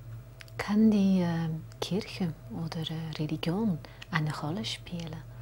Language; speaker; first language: German; non-native, fluent; Dutch